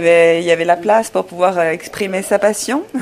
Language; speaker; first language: French; native; French